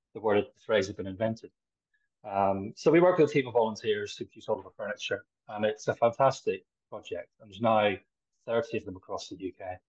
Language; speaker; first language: English; native; English